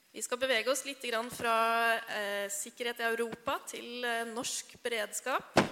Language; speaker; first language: Norwegian; native; Norwegian